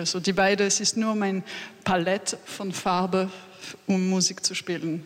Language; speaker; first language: German; non-native, learner; French